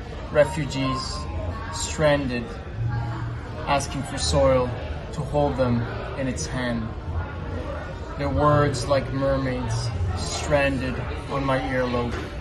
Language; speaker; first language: English; non-native, fluent; Hebrew